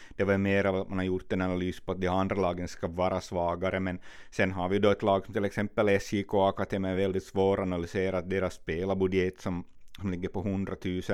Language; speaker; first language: Swedish; native; Swedish